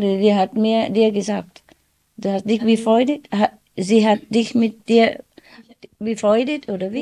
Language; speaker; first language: German; non-native, learner; Vietnamese